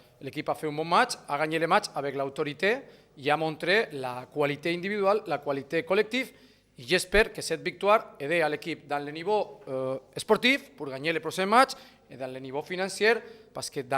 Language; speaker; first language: French; non-native, fluent; Spanish